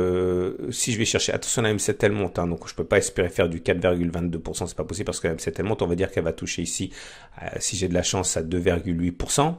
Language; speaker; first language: French; native; French